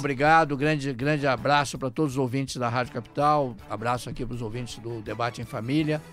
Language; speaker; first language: Portuguese; native; Portuguese